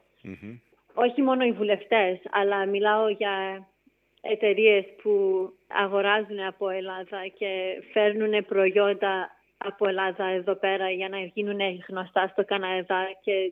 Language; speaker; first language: Greek; early bilingual, heritage; English